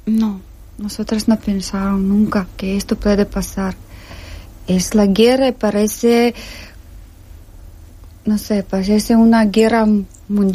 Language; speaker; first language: Spanish; non-native, learner; Ukrainian